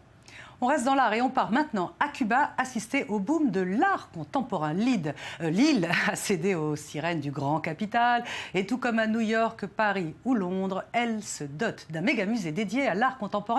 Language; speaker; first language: French; native; French